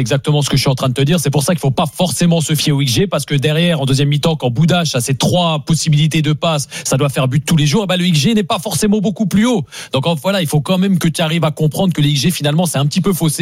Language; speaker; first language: French; native; French